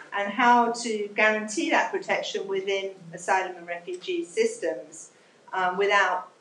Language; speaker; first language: English; native; English